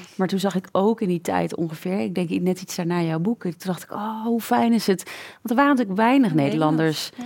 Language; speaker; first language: Dutch; native; Dutch